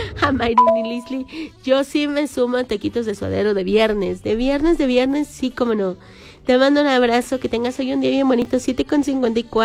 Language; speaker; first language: Spanish; native; Spanish